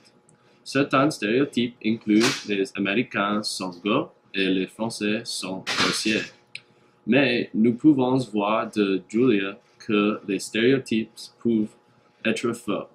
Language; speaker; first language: French; non-native, learner; English